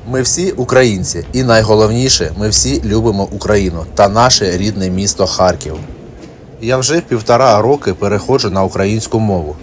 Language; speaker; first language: Ukrainian; non-native, local second language; Russian